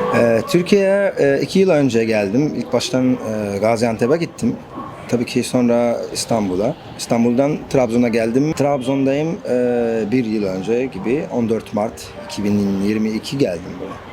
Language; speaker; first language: Turkish; non-native, learner; Arabic